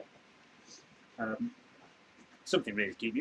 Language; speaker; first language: English; native; English